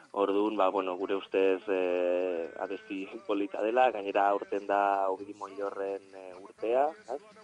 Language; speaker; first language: Basque; non-native, fluent; Catalan